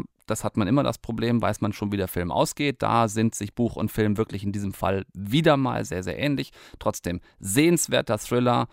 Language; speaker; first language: German; native; German